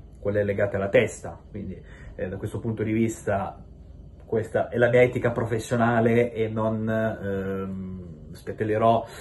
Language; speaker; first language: Italian; native; Italian